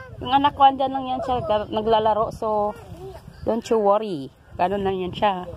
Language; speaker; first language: Filipino; non-native, local second language; Cebuano